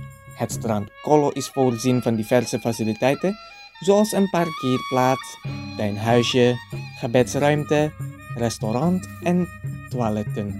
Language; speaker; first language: Dutch; non-native, fluent; Indonesian